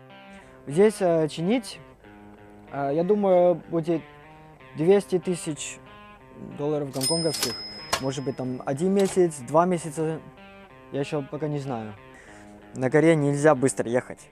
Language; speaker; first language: Russian; non-native, fluent; Cantonese